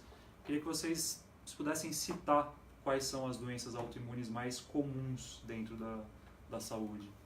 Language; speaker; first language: Portuguese; native; Portuguese